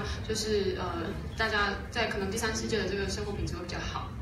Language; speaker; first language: Chinese; native; Chinese